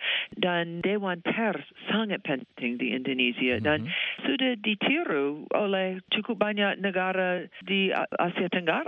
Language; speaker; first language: Indonesian; non-native, fluent; English